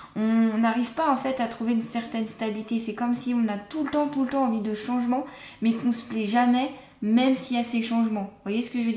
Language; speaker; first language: French; native; French